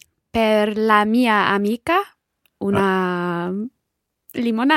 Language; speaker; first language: Italian; non-native, learner; English